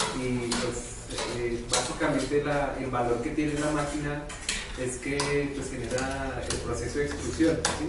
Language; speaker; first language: Spanish; native; Spanish